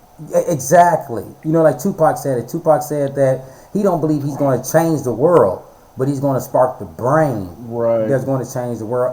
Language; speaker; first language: English; native; English